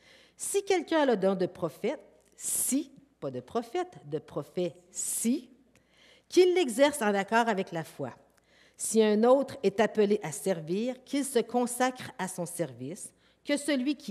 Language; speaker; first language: French; native; French